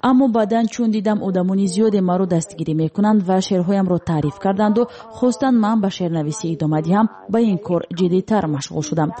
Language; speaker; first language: Tajik; early bilingual, heritage; Tajik